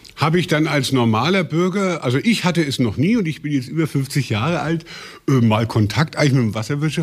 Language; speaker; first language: German; native; German